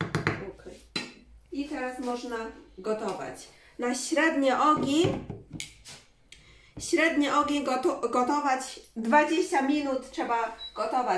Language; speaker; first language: Polish; non-native, learner; Chinese